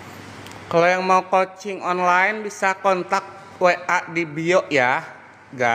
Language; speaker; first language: Indonesian; native; Indonesian